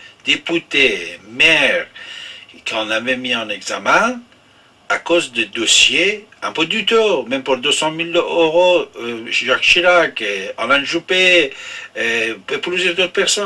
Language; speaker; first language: French; non-native, fluent; Persian